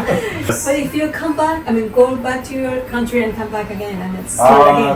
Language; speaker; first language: English; non-native, learner; Japanese